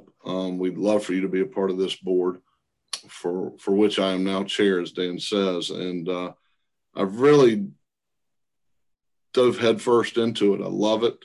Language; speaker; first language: English; native; English